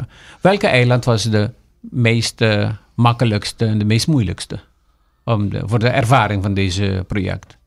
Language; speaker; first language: Dutch; non-native, local second language; Papiamento